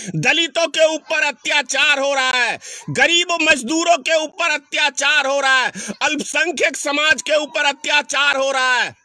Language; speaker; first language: Hindi; native; Hindi